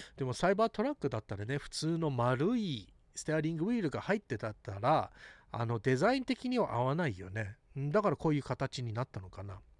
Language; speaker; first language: Japanese; early bilingual, heritage; English